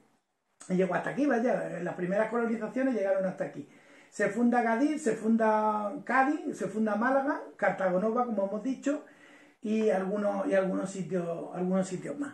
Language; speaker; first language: Spanish; native; Spanish